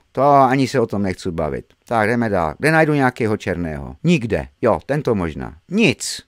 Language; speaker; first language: Czech; non-native, fluent; English